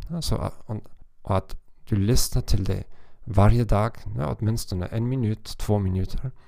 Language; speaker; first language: Swedish; non-native, learner; German